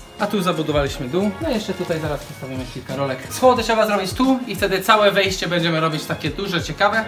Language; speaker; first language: Polish; early bilingual, heritage; Polish